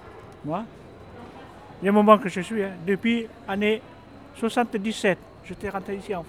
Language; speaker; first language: French; non-native, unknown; Hmong